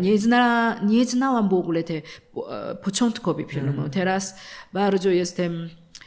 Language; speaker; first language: Polish; non-native, learner; Korean